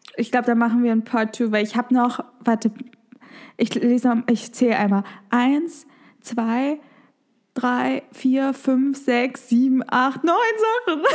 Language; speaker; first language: German; native; German